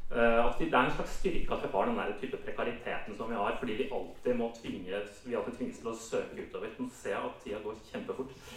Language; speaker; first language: Norwegian; native; Norwegian